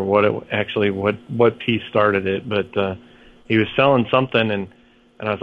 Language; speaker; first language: English; native; English